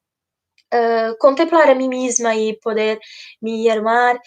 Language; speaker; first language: Spanish; non-native, fluent; Portuguese